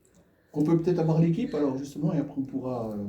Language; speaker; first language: French; native; French